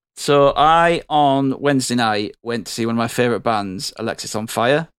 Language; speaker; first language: English; native; English